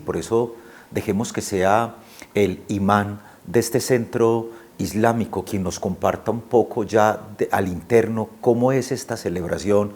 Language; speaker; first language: Spanish; native; Spanish